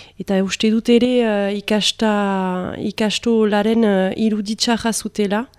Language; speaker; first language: Basque; non-native, local second language; French